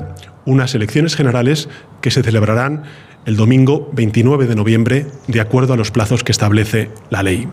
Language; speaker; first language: Spanish; native; Spanish